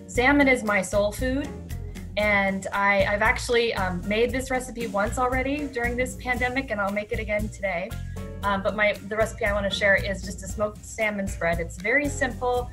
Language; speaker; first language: English; native; English